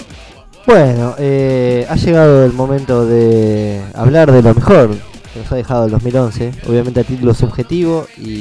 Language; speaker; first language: Spanish; native; Spanish